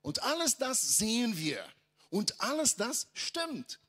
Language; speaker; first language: German; non-native, fluent; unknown